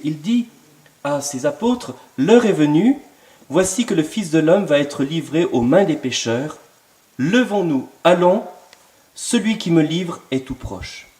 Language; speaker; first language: French; native; French